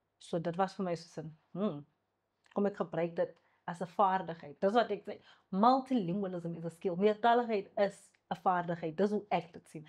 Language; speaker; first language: Afrikaans; non-native, local second language; Xhosa